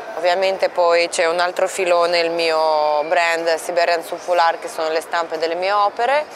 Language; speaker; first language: Italian; non-native, fluent; Russian